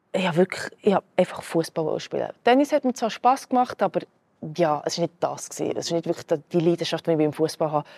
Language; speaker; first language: German; early bilingual, other home language; Croatian